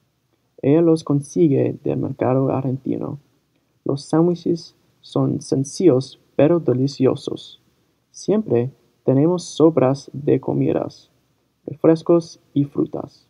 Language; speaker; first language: Spanish; early bilingual, heritage; Spanish